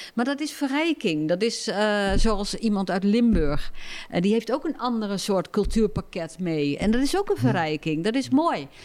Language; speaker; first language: Dutch; early bilingual, other home language; Turkish